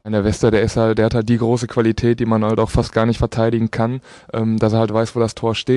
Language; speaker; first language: German; native; German